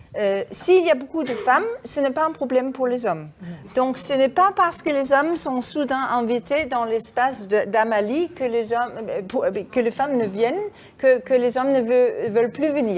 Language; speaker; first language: French; non-native, fluent; Danish